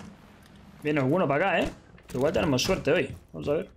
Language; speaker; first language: Spanish; native; Spanish